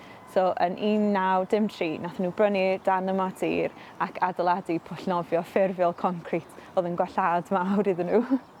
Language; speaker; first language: Welsh; native; Welsh